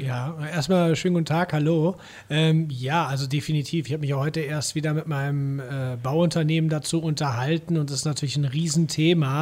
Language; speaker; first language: German; native; German